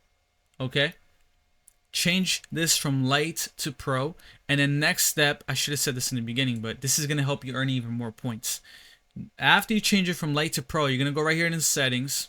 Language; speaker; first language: English; native; English